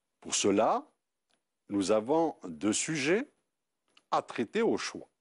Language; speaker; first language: French; non-native, local second language; Arabic